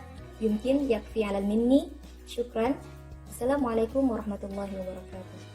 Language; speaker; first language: Arabic; non-native, learner; Indonesian